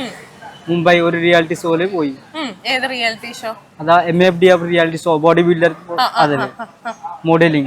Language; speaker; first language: Malayalam; non-native, local second language; Odia